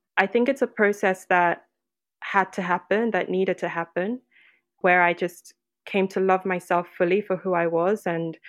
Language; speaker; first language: English; non-native, local second language; Yoruba